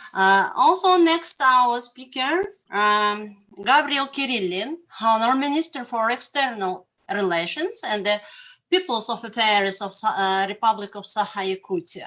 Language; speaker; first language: English; non-native, learner; Russian